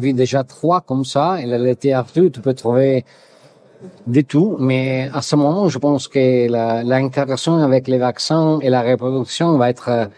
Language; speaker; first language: French; non-native, learner; Italian